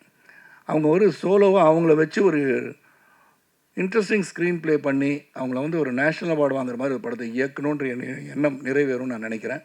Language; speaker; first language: Tamil; native; Tamil